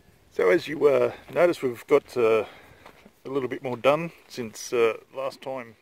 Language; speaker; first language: English; native; English